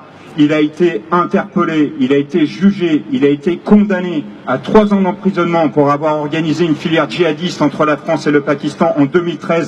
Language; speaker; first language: French; native; French